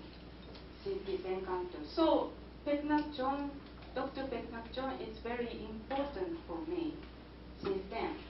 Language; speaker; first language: English; non-native, fluent; Japanese